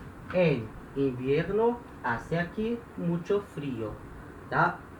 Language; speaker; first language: Spanish; non-native, fluent; Portuguese